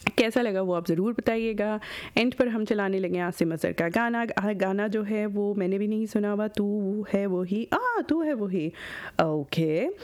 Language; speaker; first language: Urdu; native; Urdu